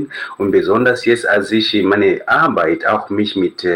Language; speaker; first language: German; non-native, fluent; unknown